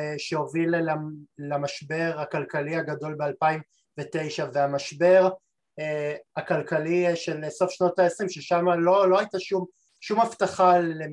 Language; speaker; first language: Hebrew; native; Hebrew